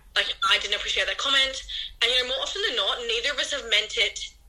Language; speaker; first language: English; native; English